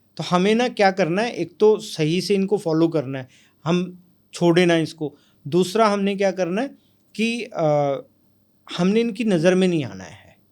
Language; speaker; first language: Hindi; non-native, local second language; Punjabi